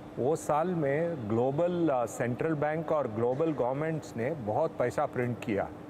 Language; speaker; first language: Hindi; non-native, local second language; Tamil